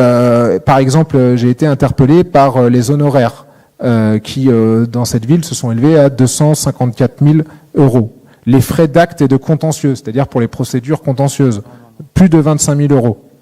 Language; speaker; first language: French; native; French